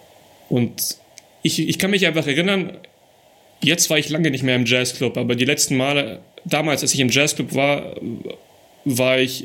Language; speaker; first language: German; early bilingual, other home language; Russian